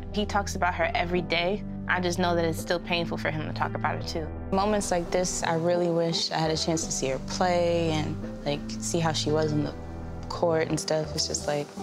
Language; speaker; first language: English; native; English